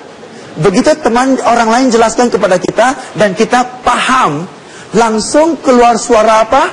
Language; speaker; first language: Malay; non-native, local second language; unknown